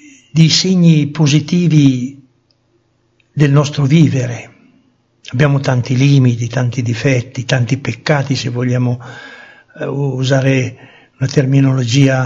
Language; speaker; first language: Italian; native; Italian